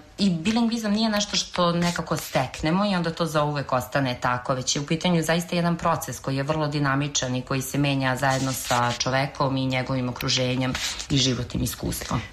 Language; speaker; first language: Serbian; native; Serbian